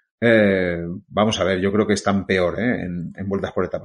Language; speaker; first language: Spanish; native; Spanish